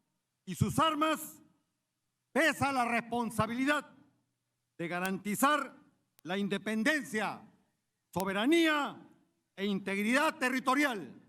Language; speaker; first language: Spanish; native; Spanish